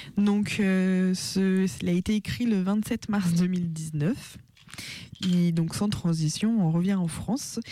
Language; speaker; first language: French; native; French